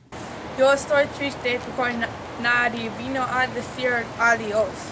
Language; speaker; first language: Spanish; non-native, learner; English